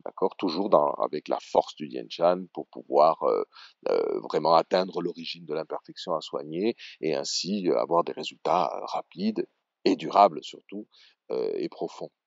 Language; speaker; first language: French; native; French